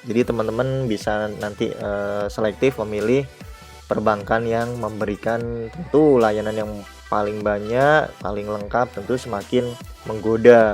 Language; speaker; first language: Indonesian; native; Indonesian